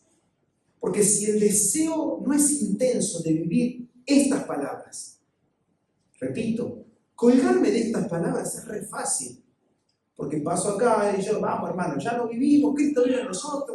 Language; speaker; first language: Spanish; native; Spanish